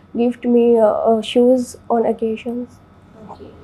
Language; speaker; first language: English; non-native, local second language; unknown